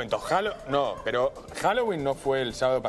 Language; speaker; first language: Spanish; native; Spanish